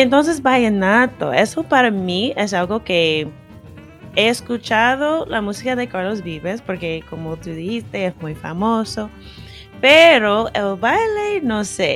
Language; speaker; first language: Spanish; non-native, fluent; English